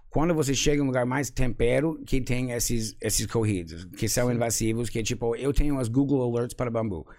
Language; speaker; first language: Portuguese; non-native, fluent; English